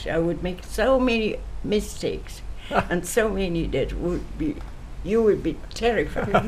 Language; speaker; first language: English; non-native, fluent; Italian